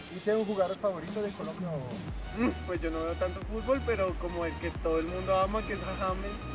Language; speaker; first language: Spanish; non-native, fluent; French